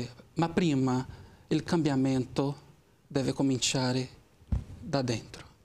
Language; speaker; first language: Italian; non-native, fluent; Portuguese